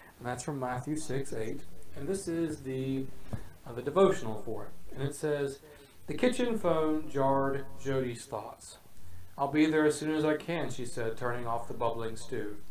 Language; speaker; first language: English; native; English